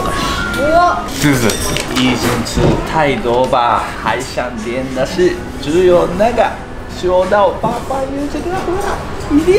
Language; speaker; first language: Chinese; non-native, learner; Japanese